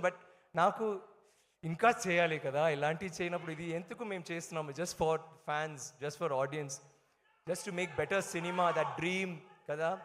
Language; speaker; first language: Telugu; non-native, learner; Tamil